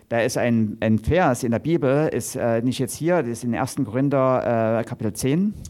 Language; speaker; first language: German; native; German